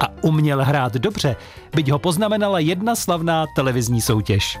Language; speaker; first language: Czech; native; Czech